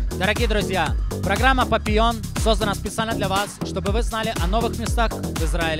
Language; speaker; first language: Russian; native; Russian